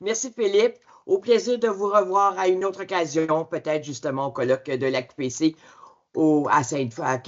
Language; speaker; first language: French; native; French